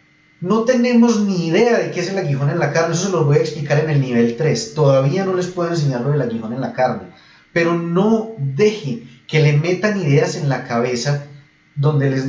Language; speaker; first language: Spanish; native; Spanish